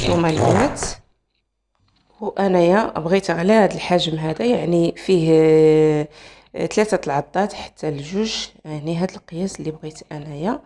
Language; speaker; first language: Arabic; native; Arabic